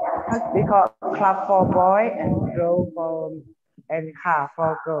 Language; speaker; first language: English; non-native, learner; Thai